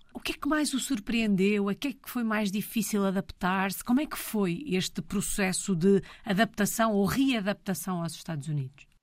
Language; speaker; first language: Portuguese; native; Portuguese